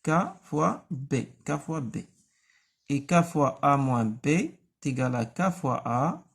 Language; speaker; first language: French; non-native, local second language; Arabic